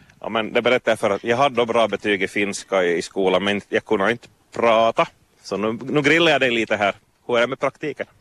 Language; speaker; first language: Swedish; native; Swedish